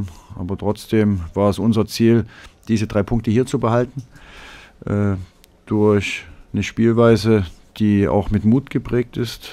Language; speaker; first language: German; native; German